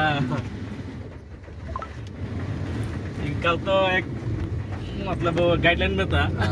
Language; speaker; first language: Hindi; non-native, local second language; Bangla